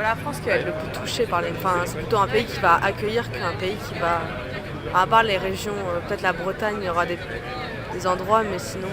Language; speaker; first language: French; native; French